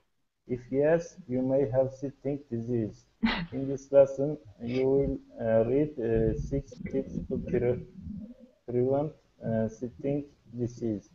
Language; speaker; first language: English; non-native, learner; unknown